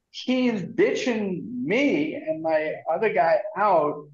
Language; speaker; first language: English; native; English